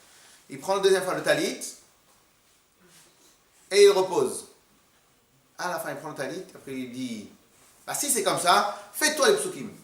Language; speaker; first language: French; native; French